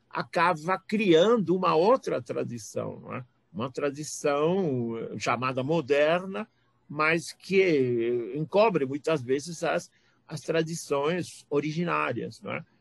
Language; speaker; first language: Portuguese; native; Portuguese